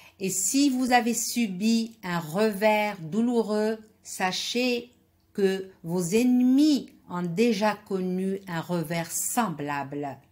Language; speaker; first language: French; non-native, local second language; Arabic